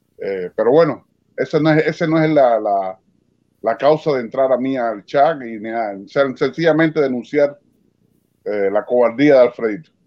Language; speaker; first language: Spanish; native; Spanish